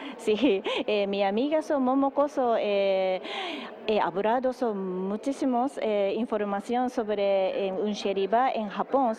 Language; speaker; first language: Spanish; non-native, learner; Japanese